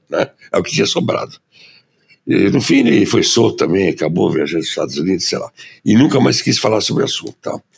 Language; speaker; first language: Portuguese; early bilingual, other home language; German